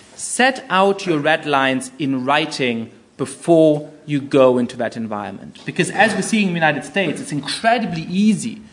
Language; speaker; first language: English; non-native, fluent; German